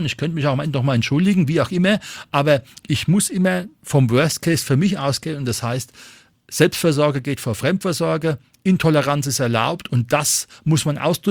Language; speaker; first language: German; native; German